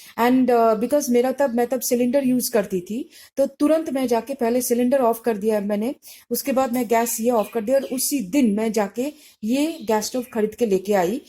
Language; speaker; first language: Hindi; non-native, local second language; Bangla